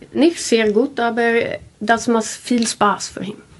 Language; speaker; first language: German; non-native, learner; Swedish